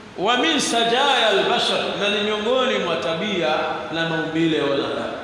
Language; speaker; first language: Swahili; native; Swahili